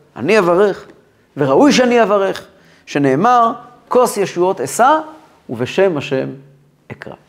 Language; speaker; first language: Hebrew; native; Hebrew